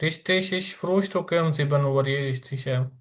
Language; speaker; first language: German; non-native, learner; Urdu